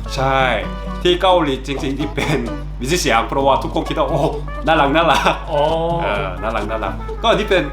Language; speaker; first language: Thai; non-native, learner; Korean